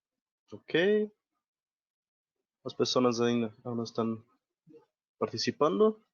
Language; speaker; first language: Spanish; non-native, local second language; Portuguese